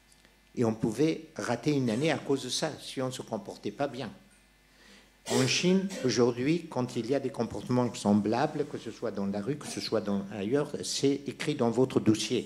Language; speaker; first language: French; non-native, local second language; Persian